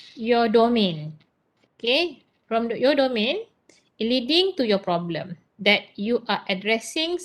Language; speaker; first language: English; non-native, local second language; Malay